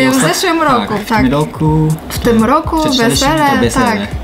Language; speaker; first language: Polish; non-native, fluent; Japanese